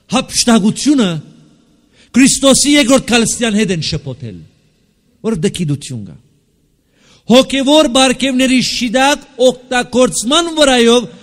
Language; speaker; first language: Armenian; native; Armenian